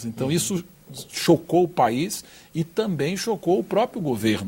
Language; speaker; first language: Portuguese; native; Portuguese